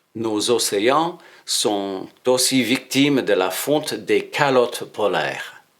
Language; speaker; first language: French; non-native, fluent; English